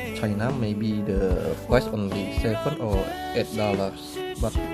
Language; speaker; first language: English; non-native, learner; Indonesian